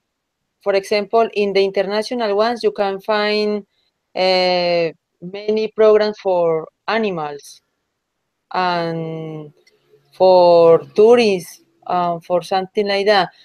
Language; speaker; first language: English; non-native, learner; Spanish